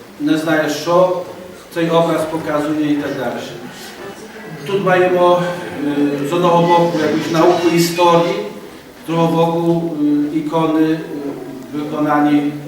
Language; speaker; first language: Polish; non-native, learner; Ukrainian